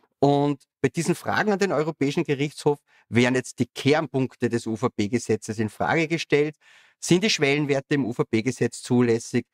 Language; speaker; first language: German; native; German